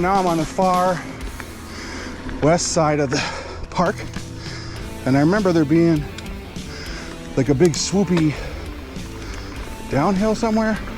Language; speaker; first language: English; native; English